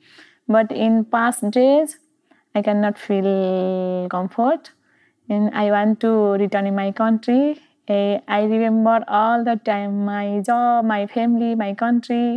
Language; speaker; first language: English; non-native, learner; Nepali